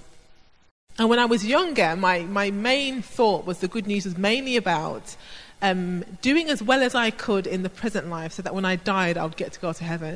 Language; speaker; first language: English; native; English